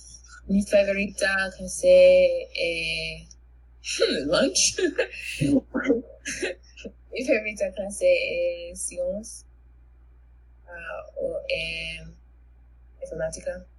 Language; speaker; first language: Spanish; non-native, learner; English